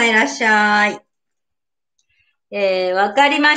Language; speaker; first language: Japanese; native; Japanese